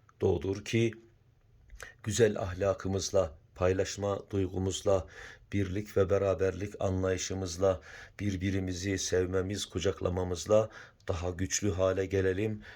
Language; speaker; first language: Turkish; native; Turkish